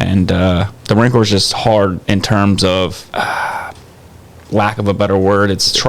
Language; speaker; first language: English; native; English